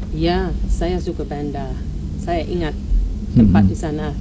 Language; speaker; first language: Indonesian; non-native, learner; English